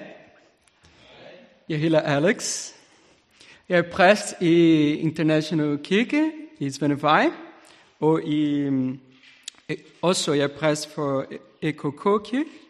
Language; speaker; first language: Danish; non-native, learner; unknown